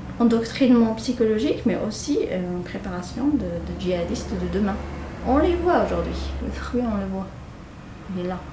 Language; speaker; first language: French; non-native, local second language; Kabyle